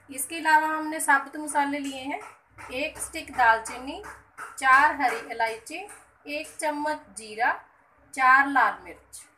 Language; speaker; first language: Hindi; non-native, local second language; Punjabi